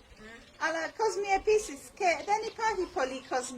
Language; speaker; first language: Greek; non-native, learner; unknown